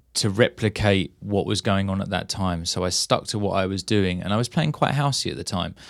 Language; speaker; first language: English; native; English